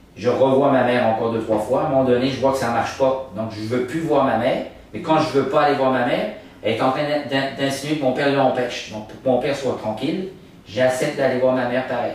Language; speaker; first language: French; native; French